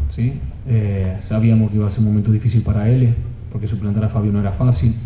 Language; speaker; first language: Portuguese; non-native, fluent; Spanish